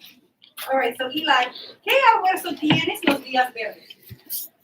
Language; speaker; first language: Spanish; non-native, fluent; English